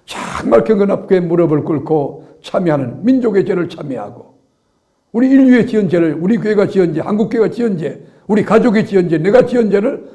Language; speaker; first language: Korean; native; Korean